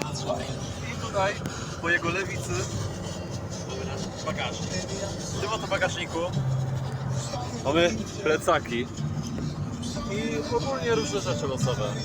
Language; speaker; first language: Polish; native; Polish